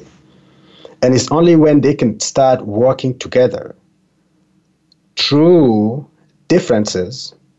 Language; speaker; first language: English; non-native, local second language; French